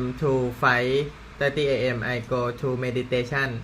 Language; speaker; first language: English; non-native, learner; Thai